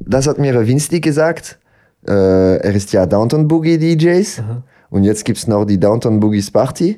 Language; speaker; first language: German; non-native, local second language; French